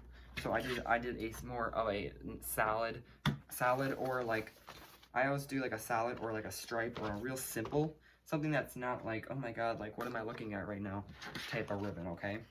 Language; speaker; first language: English; native; English